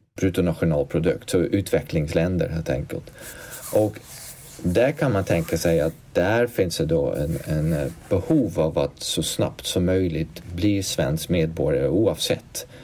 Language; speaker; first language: Swedish; non-native, fluent; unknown